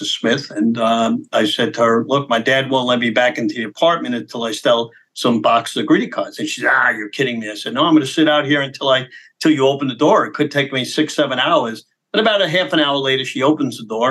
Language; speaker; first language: English; native; English